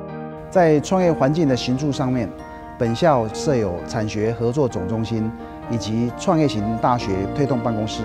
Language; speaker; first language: Chinese; native; Chinese